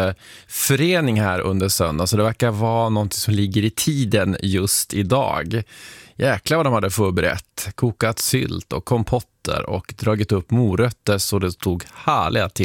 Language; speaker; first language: Swedish; native; Swedish